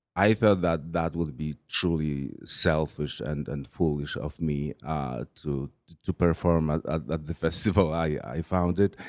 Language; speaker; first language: English; non-native, fluent; Polish